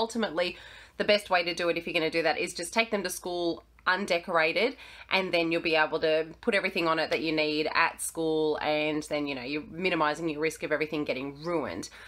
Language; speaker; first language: English; native; English